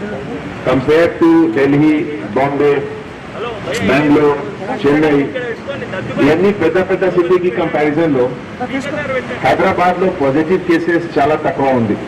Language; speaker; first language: Telugu; non-native, local second language; Hindi